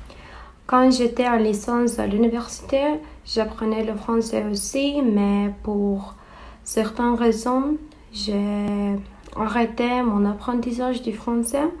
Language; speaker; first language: French; non-native, learner; Azerbaijani